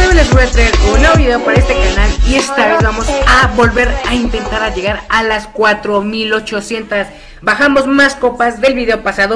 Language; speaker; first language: Spanish; native; Spanish